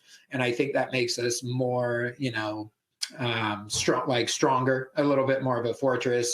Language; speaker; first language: English; native; English